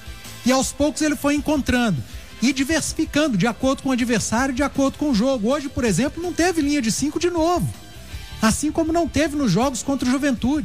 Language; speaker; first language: Portuguese; native; Portuguese